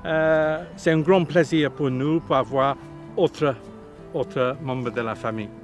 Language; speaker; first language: French; non-native, learner; English